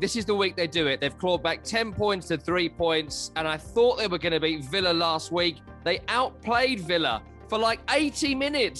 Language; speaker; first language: English; native; English